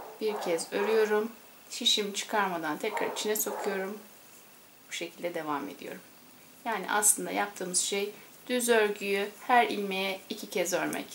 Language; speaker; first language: Turkish; native; Turkish